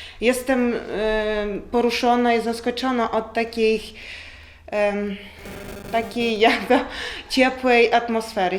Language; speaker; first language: Polish; non-native, learner; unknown